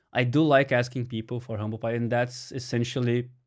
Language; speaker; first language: English; non-native, fluent; Portuguese